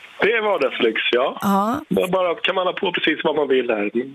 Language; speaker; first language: Swedish; native; Swedish